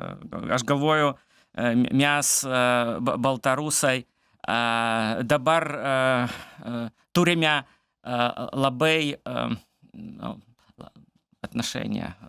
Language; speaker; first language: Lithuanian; non-native, learner; Belarusian